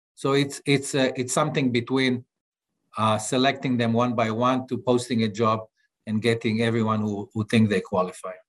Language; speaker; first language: English; non-native, fluent; Hebrew